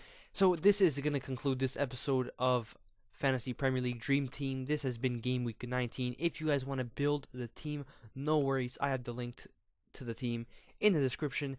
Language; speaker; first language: English; native; English